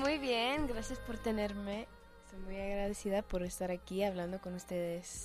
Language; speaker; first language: Spanish; early bilingual, heritage; Spanish